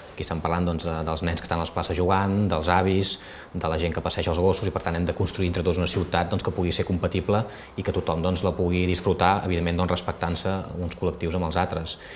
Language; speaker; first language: Catalan; native; Catalan